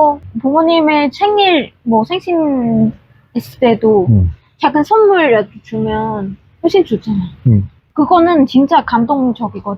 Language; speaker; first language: Korean; non-native, fluent; Vietnamese